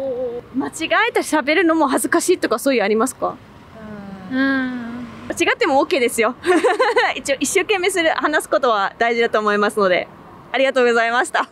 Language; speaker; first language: Japanese; non-native, fluent; English